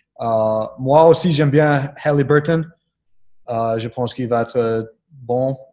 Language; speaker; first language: French; non-native, learner; English